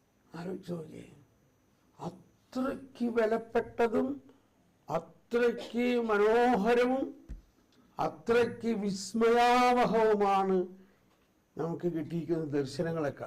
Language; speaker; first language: Malayalam; native; Malayalam